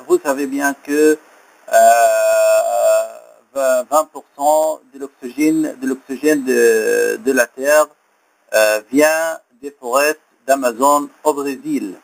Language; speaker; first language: French; non-native, learner; Arabic